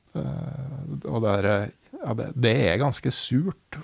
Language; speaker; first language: Norwegian; native; Norwegian